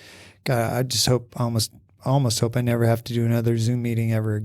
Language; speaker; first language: English; native; English